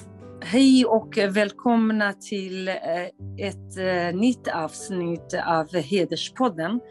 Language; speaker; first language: Swedish; non-native, fluent; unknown